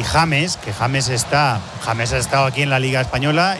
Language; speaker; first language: Spanish; native; Spanish